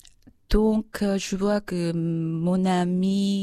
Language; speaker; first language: French; non-native, fluent; Korean